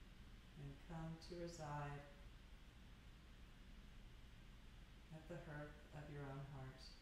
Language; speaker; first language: English; native; English